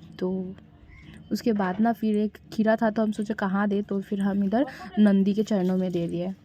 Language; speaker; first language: Hindi; non-native, local second language; Bangla